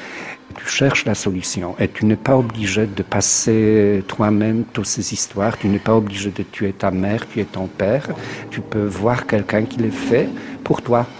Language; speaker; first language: French; non-native, fluent; Polish